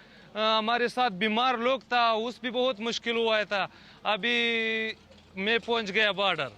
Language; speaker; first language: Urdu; non-native, local second language; Pashto